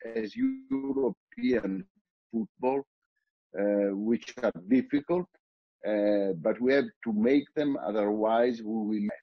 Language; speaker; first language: English; non-native, fluent; Italian